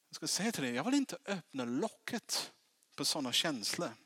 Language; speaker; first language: Swedish; non-native, fluent; English